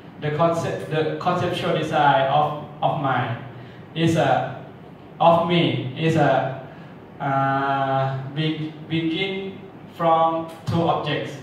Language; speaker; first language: English; non-native, learner; Thai